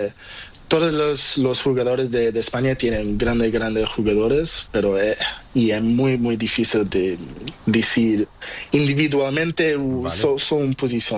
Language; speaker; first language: Spanish; non-native, learner; Portuguese